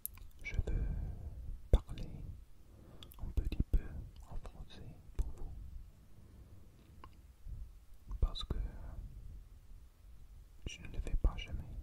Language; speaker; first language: French; non-native, learner; English